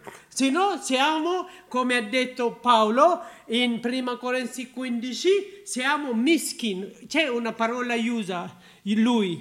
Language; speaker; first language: Italian; non-native, learner; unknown